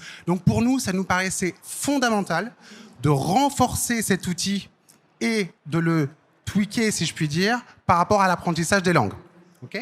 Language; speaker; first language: French; native; French